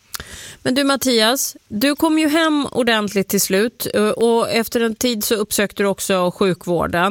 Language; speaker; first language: Swedish; native; Swedish